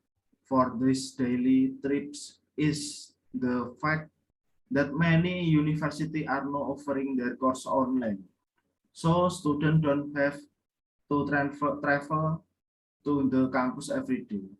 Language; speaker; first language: English; non-native, learner; Indonesian